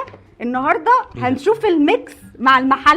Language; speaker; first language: Arabic; native; Arabic